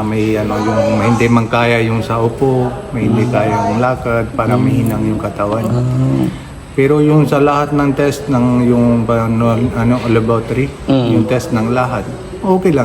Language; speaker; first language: Filipino; non-native, learner; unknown